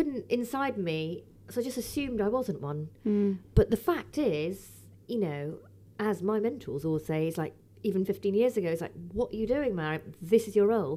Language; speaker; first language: English; native; English